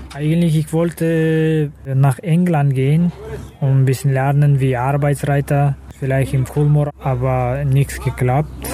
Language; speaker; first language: German; non-native, learner; Kazakh